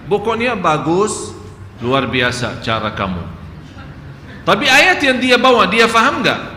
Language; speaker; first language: Malay; non-native, fluent; Arabic